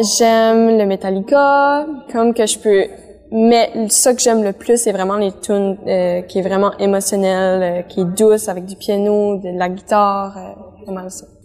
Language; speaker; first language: French; native; French